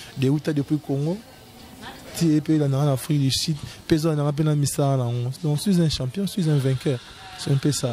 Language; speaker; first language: French; non-native, local second language; Lingala